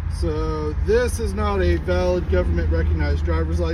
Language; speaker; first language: English; native; English